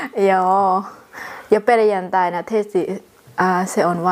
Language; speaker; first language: Finnish; non-native, learner; Thai